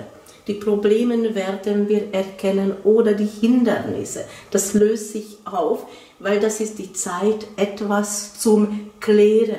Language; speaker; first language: German; non-native, fluent; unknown